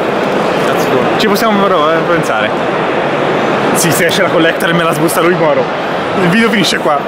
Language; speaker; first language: Italian; native; Italian